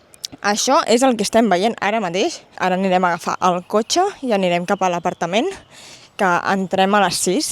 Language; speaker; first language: Catalan; native; Catalan